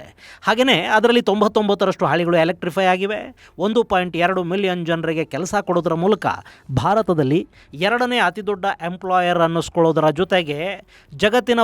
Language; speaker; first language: Kannada; native; Kannada